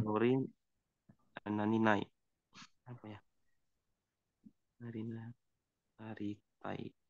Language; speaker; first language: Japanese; non-native, learner; Indonesian